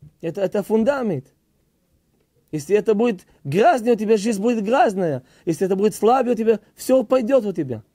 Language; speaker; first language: Russian; early bilingual, heritage; Hebrew